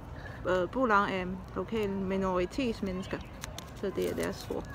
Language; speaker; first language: Danish; non-native, fluent; Chinese